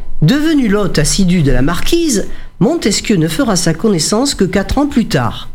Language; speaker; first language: French; native; French